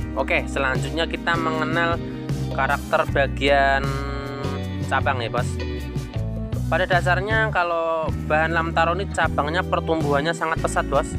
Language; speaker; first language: Indonesian; non-native, local second language; Javanese